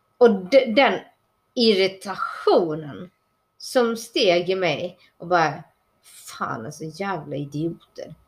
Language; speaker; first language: Swedish; early bilingual, other home language; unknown